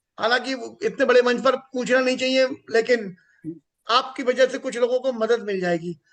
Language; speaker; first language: Hindi; native; Hindi